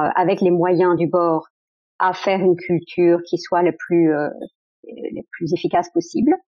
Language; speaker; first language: French; native; French